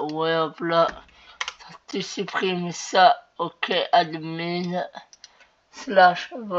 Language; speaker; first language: French; native; French